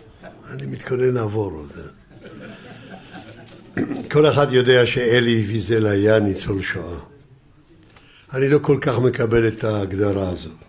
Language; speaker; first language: Hebrew; early bilingual, other home language; Yiddish